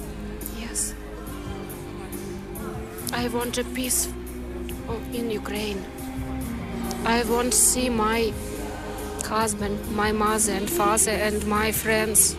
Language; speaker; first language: English; non-native, learner; Ukrainian